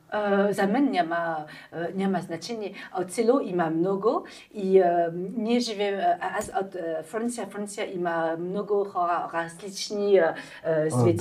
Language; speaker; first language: Bulgarian; non-native, learner; French